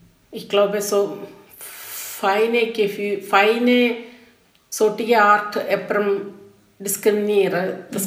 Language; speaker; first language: German; non-native, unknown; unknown